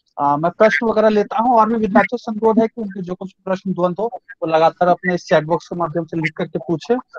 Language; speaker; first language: Hindi; native; Hindi